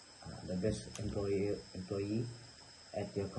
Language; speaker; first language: English; non-native, learner; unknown